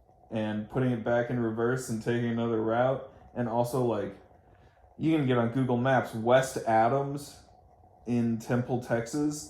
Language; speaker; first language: English; native; English